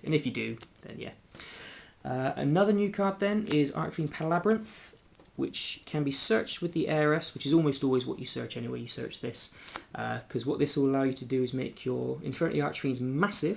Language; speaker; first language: English; native; English